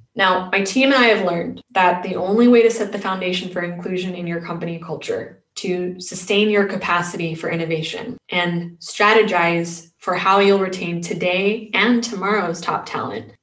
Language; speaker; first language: English; native; English